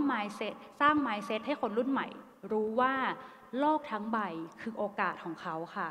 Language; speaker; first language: Thai; native; Thai